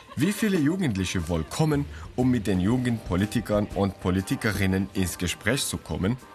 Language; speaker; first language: German; non-native, fluent; Arabic